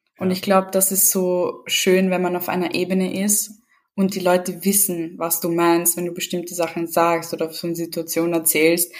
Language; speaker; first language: German; early bilingual, other home language; Serbian